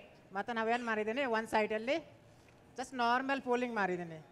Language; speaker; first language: Kannada; non-native, local second language; Hindi